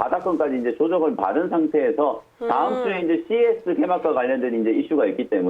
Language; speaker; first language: Korean; native; Korean